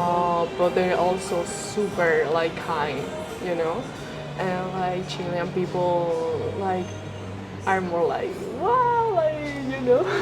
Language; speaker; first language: English; non-native, fluent; Spanish